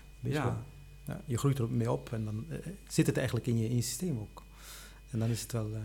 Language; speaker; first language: Dutch; non-native, local second language; Turkish